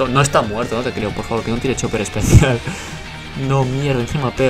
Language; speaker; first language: Spanish; native; Spanish